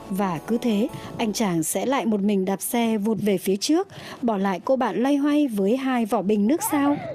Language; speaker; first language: Vietnamese; native; Vietnamese